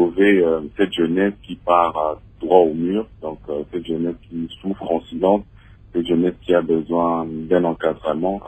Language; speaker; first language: French; non-native, local second language; Lingala